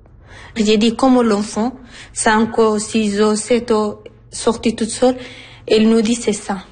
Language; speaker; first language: French; non-native, learner; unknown